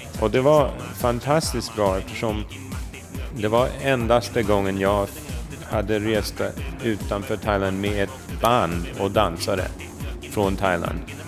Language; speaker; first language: Swedish; early bilingual, heritage; Swedish